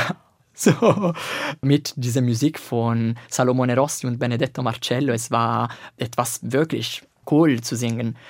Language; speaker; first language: German; non-native, learner; Italian